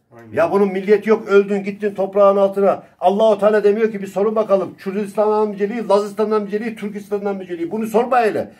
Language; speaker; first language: Turkish; native; Turkish